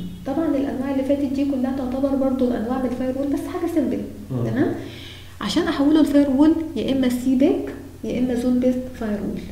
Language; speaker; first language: Arabic; native; Arabic